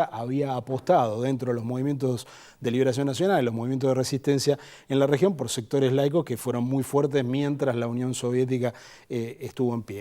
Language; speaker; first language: Spanish; native; Spanish